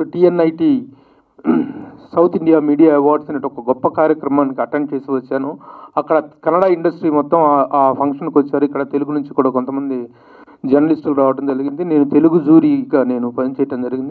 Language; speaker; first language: Telugu; native; Telugu